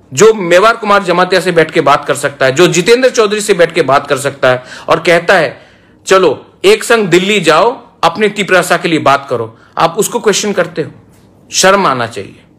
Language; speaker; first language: Hindi; non-native, local second language; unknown